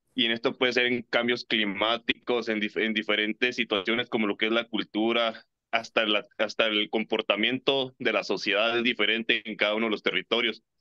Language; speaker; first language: Spanish; native; Spanish